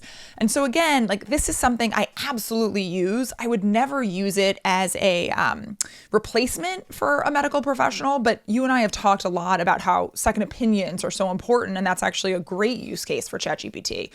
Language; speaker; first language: English; native; English